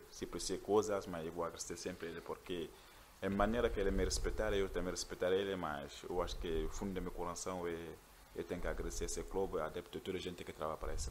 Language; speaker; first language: Portuguese; non-native, learner; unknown